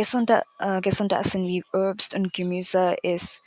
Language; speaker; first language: German; non-native, learner; English